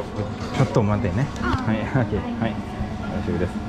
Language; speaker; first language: Japanese; non-native, learner; Thai